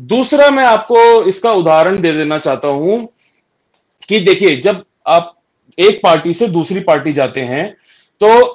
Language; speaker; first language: Hindi; native; Hindi